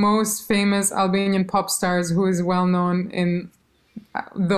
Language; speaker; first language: English; non-native, fluent; Albanian